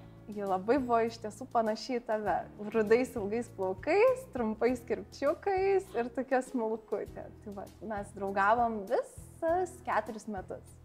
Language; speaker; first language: Lithuanian; native; Lithuanian